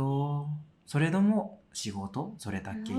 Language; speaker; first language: Japanese; non-native, fluent; Burmese